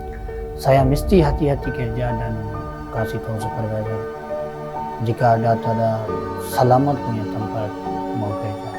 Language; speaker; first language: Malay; non-native, learner; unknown